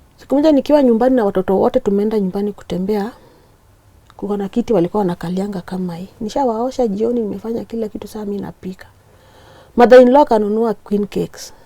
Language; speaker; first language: Swahili; non-native, local second language; Luo (Kenya and Tanzania)